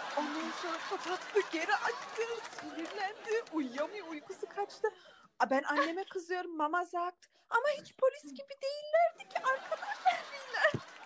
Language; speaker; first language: Turkish; early bilingual, heritage; Turkish